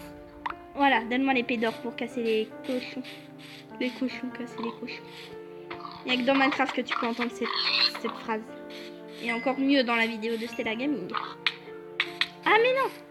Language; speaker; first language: French; native; French